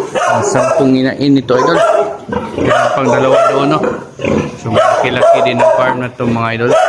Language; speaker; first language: Filipino; non-native, local second language; Cebuano